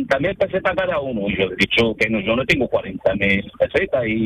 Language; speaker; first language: Spanish; early bilingual, other home language; Arabic